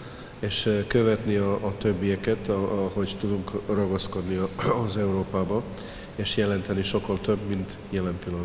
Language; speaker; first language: Hungarian; non-native, fluent; Serbian